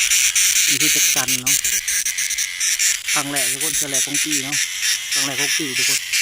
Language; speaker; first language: Thai; non-native, local second language; Northeastern Thai